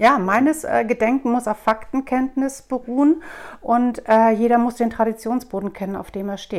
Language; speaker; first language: German; native; German